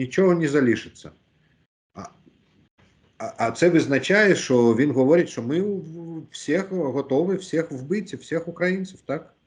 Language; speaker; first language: Ukrainian; non-native, local second language; Russian